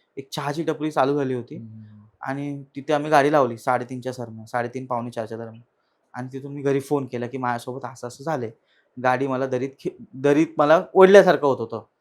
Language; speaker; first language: Marathi; native; Marathi